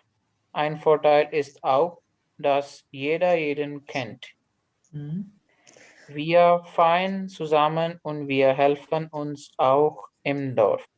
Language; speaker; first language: German; non-native, learner; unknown